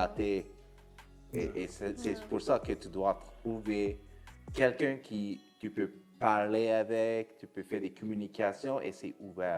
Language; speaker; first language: French; non-native, local second language; English